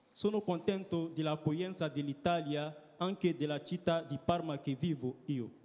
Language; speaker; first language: Italian; non-native, learner; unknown